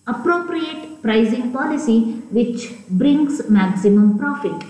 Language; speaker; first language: English; non-native, local second language; Kannada